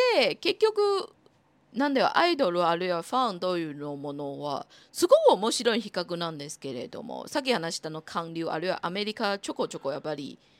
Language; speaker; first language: Japanese; non-native, fluent; Cantonese